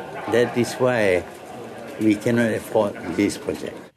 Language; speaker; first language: English; non-native, local second language; Malay